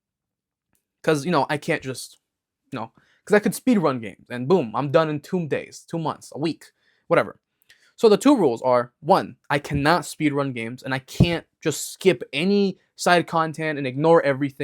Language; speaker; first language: English; native; English